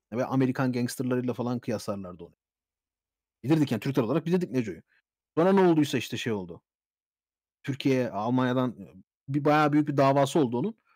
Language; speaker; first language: Turkish; early bilingual, heritage; Turkish